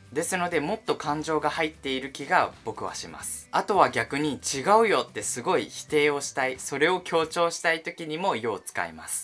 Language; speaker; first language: Japanese; native; Japanese